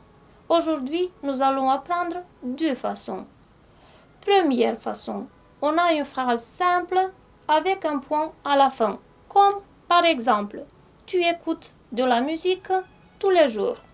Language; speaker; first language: French; non-native, fluent; Romanian